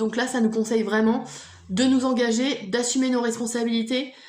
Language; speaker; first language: French; native; French